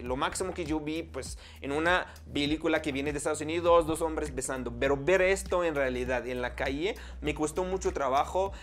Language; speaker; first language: Spanish; non-native, fluent; Arabic